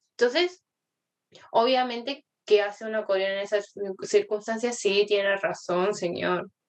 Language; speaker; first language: Spanish; early bilingual, other home language; Korean